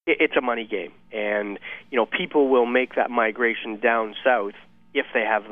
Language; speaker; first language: English; native; English